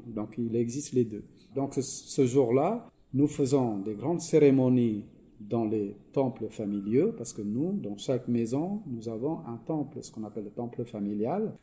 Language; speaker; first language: French; non-native, fluent; Balinese